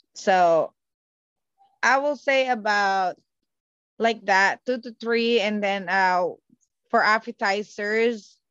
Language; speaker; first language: English; non-native, local second language; Filipino